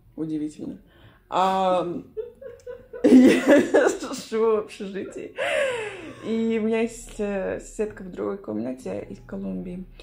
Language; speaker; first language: Russian; non-native, fluent; Spanish